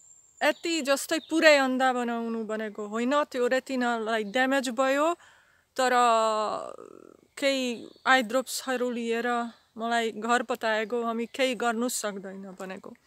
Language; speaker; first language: Nepali; non-native, learner; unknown